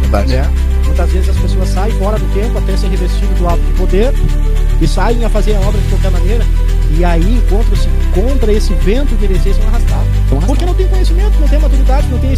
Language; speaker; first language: Portuguese; native; Portuguese